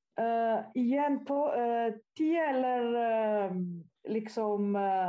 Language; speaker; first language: Swedish; non-native, fluent; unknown